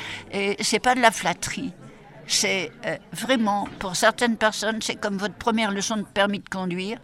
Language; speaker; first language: French; native; French